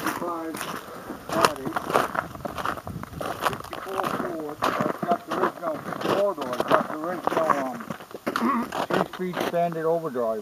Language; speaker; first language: English; native; English